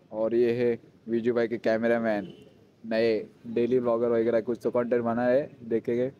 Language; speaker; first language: Hindi; non-native, local second language; Marathi